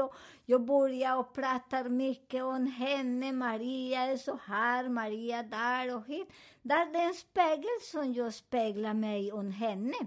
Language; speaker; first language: Swedish; non-native, fluent; Spanish